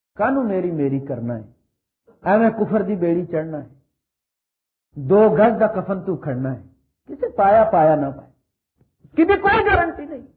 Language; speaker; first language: Urdu; native; Urdu